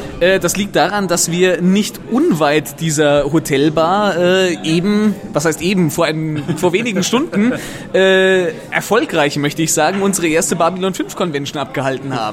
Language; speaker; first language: German; native; German